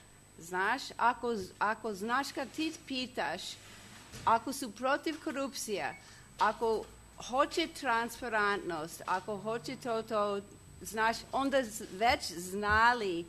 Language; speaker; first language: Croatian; non-native, learner; English